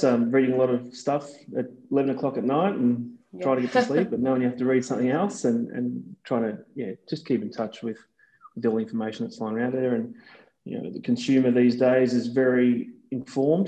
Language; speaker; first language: English; native; English